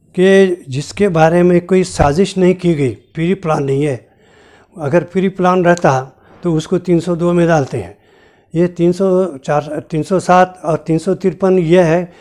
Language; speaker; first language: Hindi; non-native, local second language; Urdu